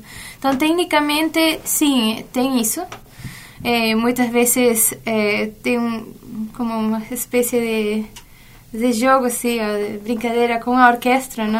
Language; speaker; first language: Portuguese; non-native, fluent; Spanish